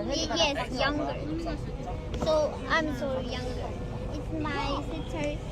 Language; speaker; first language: English; non-native, learner; Chinese